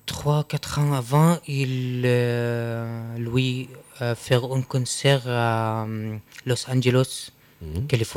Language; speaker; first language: French; non-native, learner; Arabic